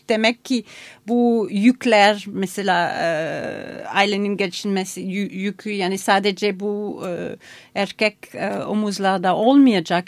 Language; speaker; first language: Turkish; non-native, fluent; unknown